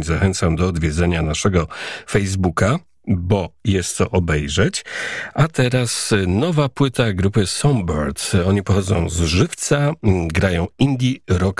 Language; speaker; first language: Polish; native; Polish